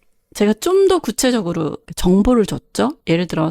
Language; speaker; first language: Korean; native; Korean